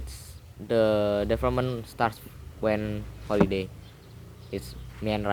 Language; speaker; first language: English; non-native, learner; Indonesian